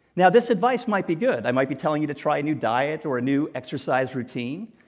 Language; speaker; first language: English; native; English